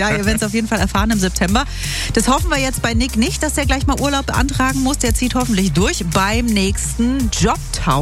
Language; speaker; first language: German; native; German